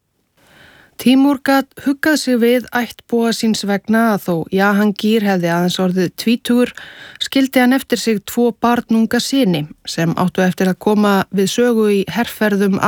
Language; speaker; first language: Icelandic; native; Icelandic